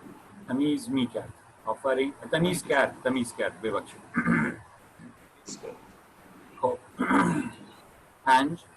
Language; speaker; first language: Persian; non-native, fluent; Urdu